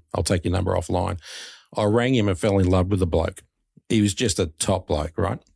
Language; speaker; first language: English; native; English